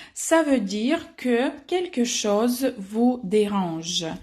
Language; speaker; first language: French; non-native, fluent; Ukrainian